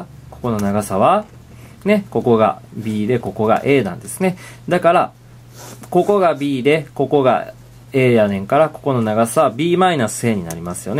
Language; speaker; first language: Japanese; native; Japanese